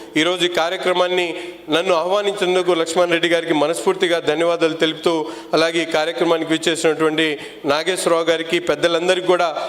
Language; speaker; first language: Telugu; non-native, local second language; Urdu